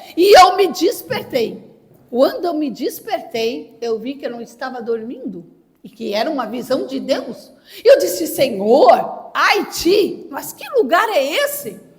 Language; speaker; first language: Portuguese; native; Portuguese